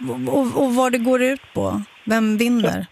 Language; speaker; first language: Swedish; native; Swedish